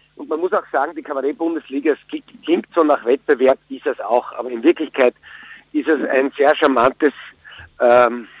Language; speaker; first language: German; native; German